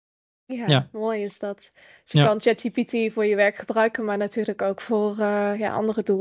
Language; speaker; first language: Dutch; native; Dutch